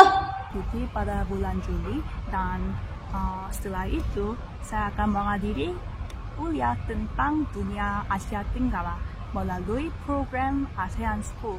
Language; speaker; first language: Indonesian; non-native, fluent; Korean